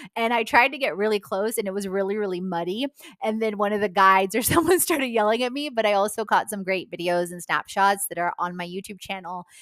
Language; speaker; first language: English; non-native, fluent; Polish